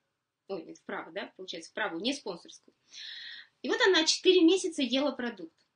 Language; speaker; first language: Russian; native; Russian